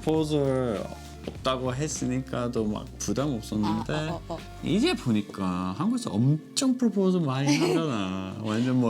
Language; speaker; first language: Korean; non-native, learner; English